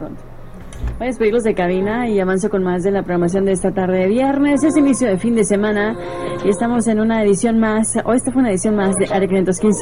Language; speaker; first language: Spanish; native; Spanish